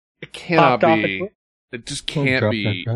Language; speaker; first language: English; native; English